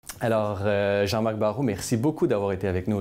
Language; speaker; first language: French; native; French